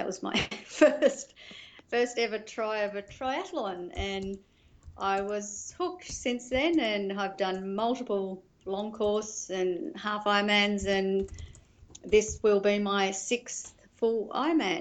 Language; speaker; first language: English; native; English